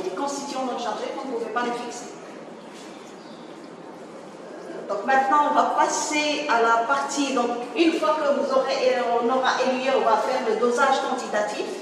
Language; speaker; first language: French; non-native, local second language; Arabic